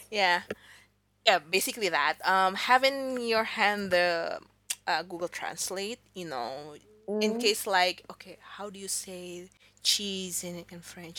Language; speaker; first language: English; early bilingual, other home language; Indonesian